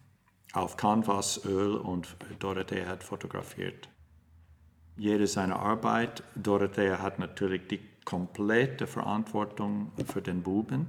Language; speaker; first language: German; non-native, fluent; English